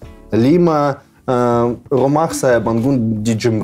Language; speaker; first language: Indonesian; non-native, learner; Russian